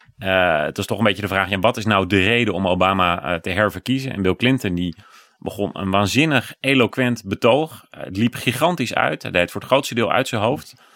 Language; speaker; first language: Dutch; native; Dutch